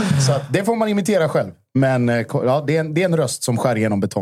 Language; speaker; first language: Swedish; native; Swedish